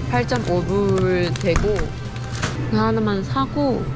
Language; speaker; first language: Korean; non-native, fluent; English